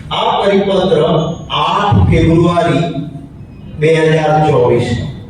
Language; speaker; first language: Gujarati; native; Gujarati